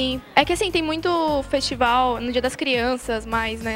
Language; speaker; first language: Portuguese; native; Portuguese